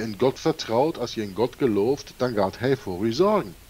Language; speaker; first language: Dutch; non-native, fluent; German